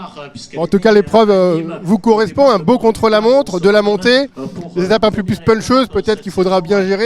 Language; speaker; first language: French; native; French